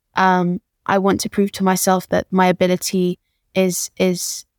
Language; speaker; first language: English; native; English